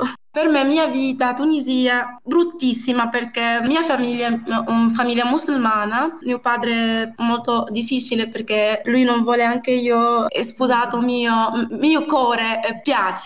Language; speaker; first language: Italian; non-native, learner; Arabic